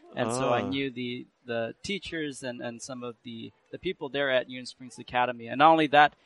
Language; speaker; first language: English; early bilingual, other home language; Burmese